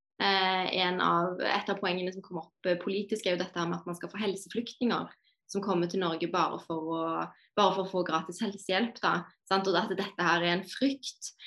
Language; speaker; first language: Norwegian; native; Norwegian